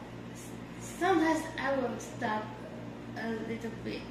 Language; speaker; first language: English; non-native, learner; Chinese